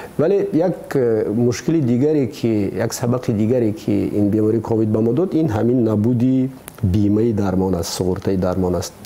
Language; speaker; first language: Persian; native; Persian